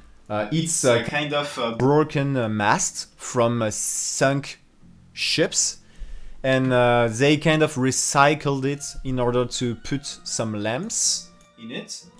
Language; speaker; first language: English; non-native, fluent; French